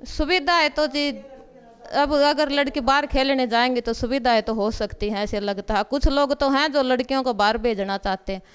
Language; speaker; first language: Hindi; native; Hindi